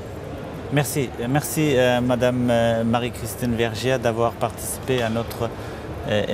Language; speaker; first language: French; non-native, fluent; Kurdish